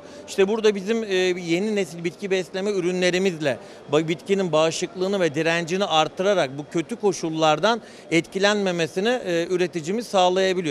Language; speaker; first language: Turkish; native; Turkish